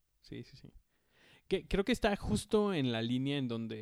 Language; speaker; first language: Spanish; native; Spanish